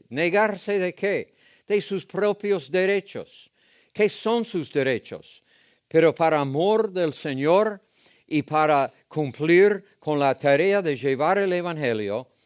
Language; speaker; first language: Spanish; non-native, fluent; English